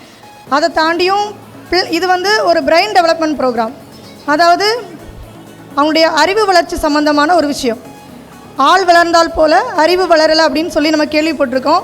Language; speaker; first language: Tamil; native; Tamil